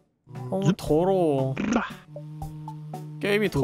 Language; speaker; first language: Korean; native; Korean